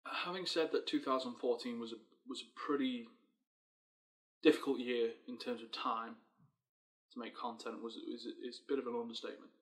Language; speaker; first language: English; native; English